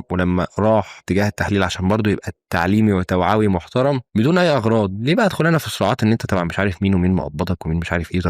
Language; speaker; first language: Arabic; native; Arabic